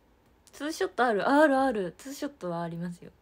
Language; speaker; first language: Japanese; native; Japanese